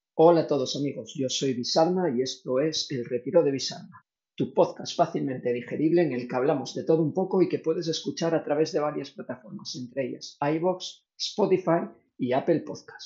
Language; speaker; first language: Spanish; native; Spanish